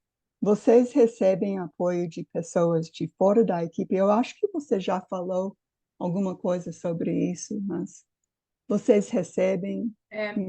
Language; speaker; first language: Portuguese; non-native, fluent; English